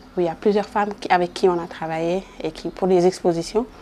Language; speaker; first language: French; non-native, local second language; Wolof